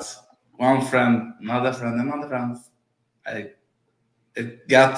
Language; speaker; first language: English; early bilingual, other home language; Yiddish